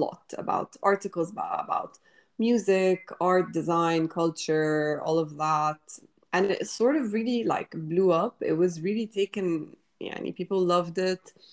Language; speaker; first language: English; non-native, fluent; Arabic